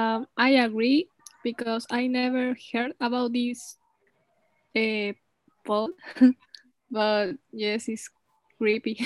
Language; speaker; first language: English; non-native, learner; Spanish